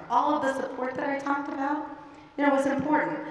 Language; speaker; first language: English; native; English